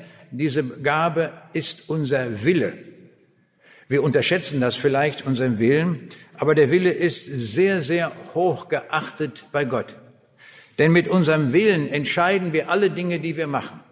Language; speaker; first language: German; native; German